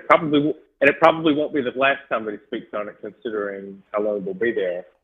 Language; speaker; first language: English; native; English